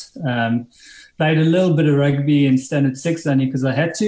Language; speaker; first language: English; native; English